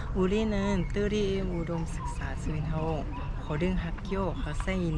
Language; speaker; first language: Korean; non-native, learner; Thai